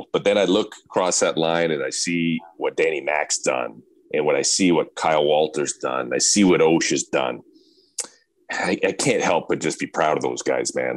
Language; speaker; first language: English; native; English